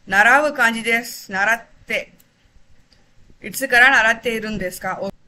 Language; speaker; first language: Japanese; non-native, fluent; Tamil